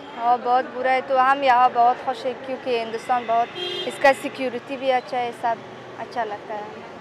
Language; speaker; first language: Hindi; non-native, learner; Persian